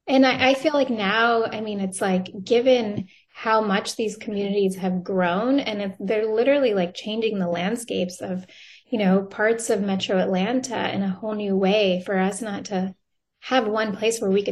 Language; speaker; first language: English; native; English